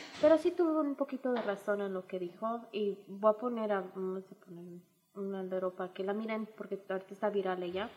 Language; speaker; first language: Spanish; early bilingual, heritage; Spanish